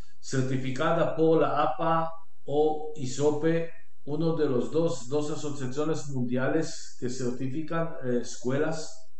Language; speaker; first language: Spanish; non-native, learner; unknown